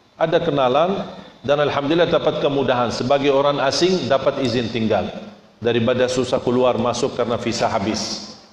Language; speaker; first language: Indonesian; non-native, fluent; Arabic